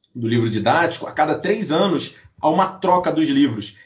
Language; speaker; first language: Portuguese; native; Portuguese